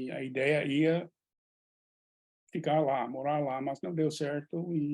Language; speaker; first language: Portuguese; non-native, fluent; English